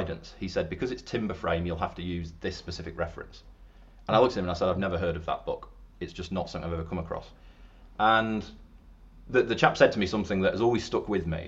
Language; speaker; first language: English; native; English